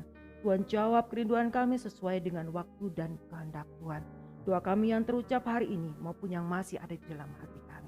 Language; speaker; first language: Indonesian; native; Indonesian